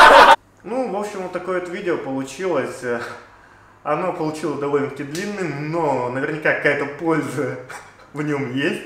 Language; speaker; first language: Russian; native; Russian